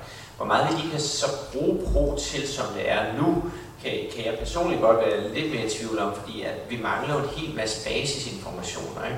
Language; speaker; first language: Danish; native; Danish